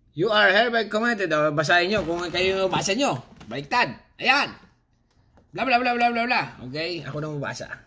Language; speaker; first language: Filipino; non-native, local second language; Cebuano